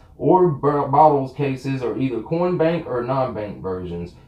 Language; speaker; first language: English; native; English